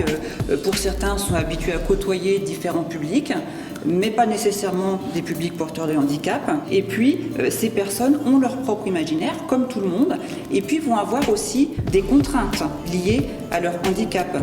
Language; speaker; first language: French; native; French